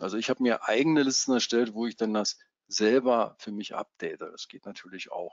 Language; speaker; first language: German; native; German